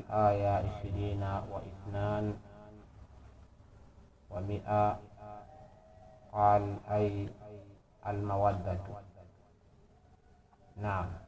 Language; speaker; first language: Arabic; non-native, fluent; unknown